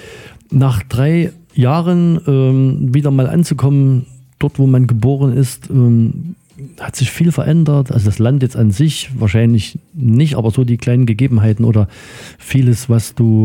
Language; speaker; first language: German; native; German